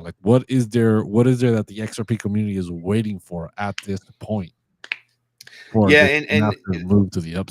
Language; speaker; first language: English; native; English